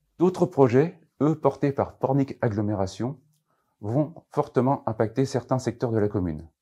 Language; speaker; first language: French; native; French